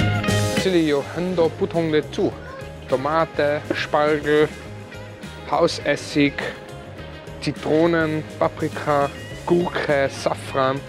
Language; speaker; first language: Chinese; non-native, fluent; German